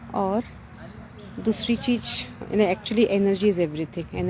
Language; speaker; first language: Hindi; non-native, local second language; Marathi